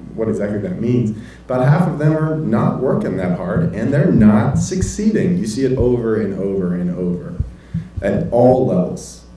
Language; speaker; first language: English; native; English